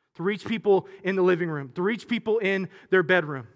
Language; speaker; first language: English; native; English